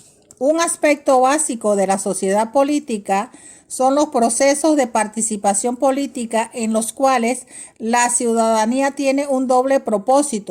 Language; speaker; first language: Spanish; native; Spanish